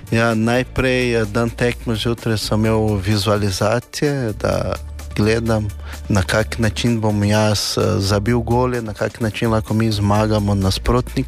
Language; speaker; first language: Slovenian; non-native, learner; Portuguese